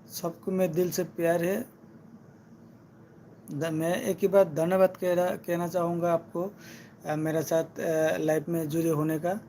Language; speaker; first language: Hindi; non-native, learner; Bangla